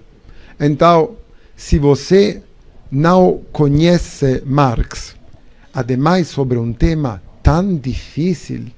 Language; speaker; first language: Portuguese; non-native, learner; Italian